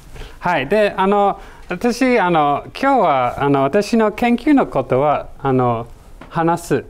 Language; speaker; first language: Japanese; non-native, learner; English